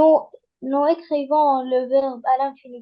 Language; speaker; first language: French; non-native, learner; Arabic